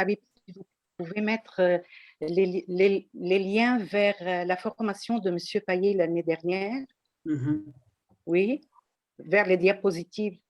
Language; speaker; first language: French; non-native, local second language; Arabic